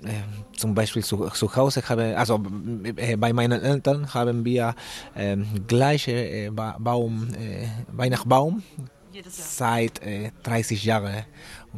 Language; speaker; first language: German; non-native, learner; Spanish